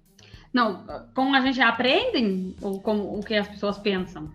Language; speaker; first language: Portuguese; non-native, fluent; Russian